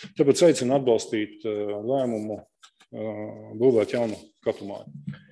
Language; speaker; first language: Latvian; non-native, local second language; Russian